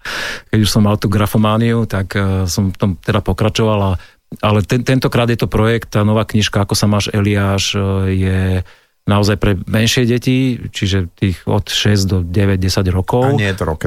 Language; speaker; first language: Slovak; native; Slovak